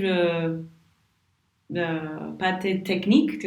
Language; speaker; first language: French; non-native, learner; English